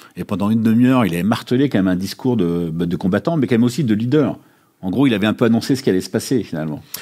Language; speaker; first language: French; native; French